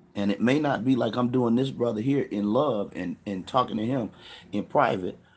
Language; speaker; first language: English; native; English